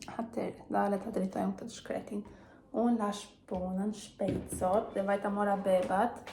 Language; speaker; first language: Albanian; early bilingual, heritage; Albanian